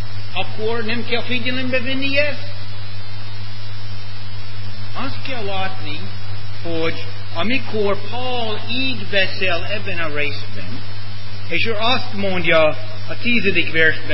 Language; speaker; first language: Hungarian; non-native, fluent; English